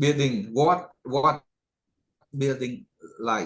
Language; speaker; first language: English; non-native, learner; Khmer